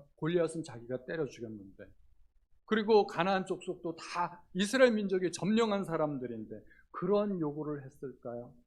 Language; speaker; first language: Korean; native; Korean